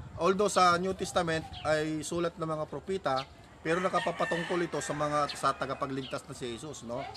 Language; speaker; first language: Filipino; non-native, local second language; Iloko